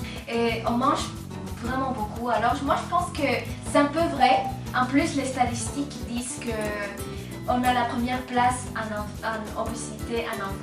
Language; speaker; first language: French; non-native, fluent; Spanish